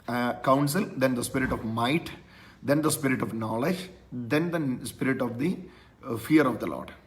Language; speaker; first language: English; non-native, local second language; Malayalam